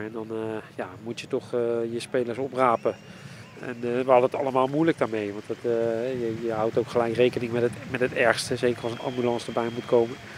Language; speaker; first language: Dutch; native; Dutch